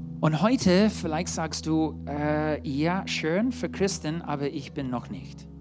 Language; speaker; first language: German; non-native, fluent; English